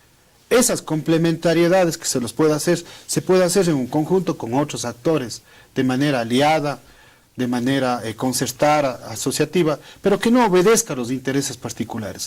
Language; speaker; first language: Spanish; native; Spanish